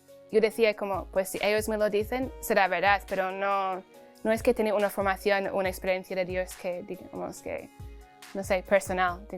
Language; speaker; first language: Spanish; non-native, fluent; English